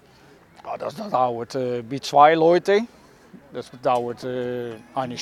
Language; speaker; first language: German; non-native, learner; Dutch